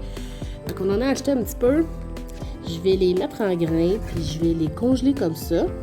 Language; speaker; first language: French; native; French